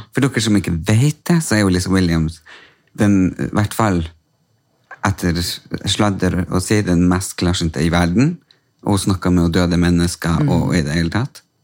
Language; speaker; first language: Norwegian; native; Norwegian